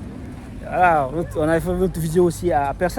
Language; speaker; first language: French; native; French